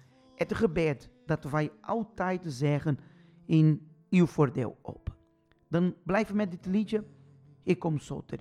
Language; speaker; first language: Dutch; non-native, fluent; Portuguese